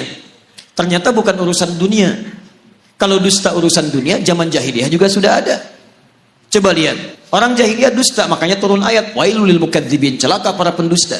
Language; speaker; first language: Indonesian; native; Indonesian